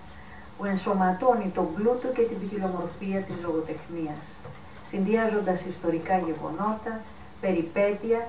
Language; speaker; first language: Greek; native; Greek